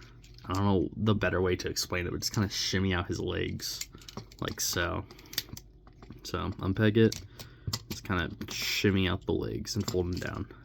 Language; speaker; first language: English; native; English